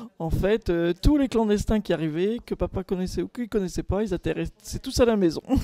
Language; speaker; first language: French; early bilingual, other home language; Portuguese